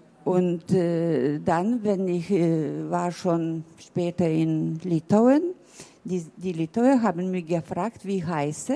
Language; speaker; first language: German; early bilingual, heritage; German